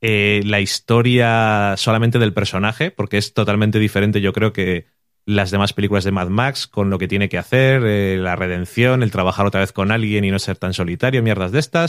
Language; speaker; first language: Spanish; native; Spanish